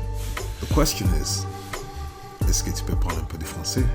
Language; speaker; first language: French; non-native, learner; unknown